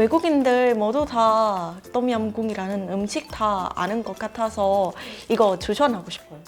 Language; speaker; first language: Korean; non-native, fluent; Thai